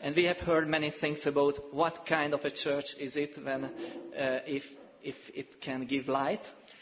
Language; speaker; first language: English; non-native, fluent; Hungarian